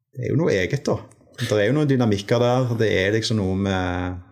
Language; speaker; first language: Norwegian; native; Norwegian